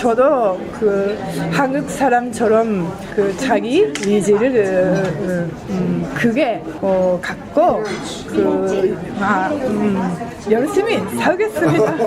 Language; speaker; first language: Korean; non-native, fluent; Japanese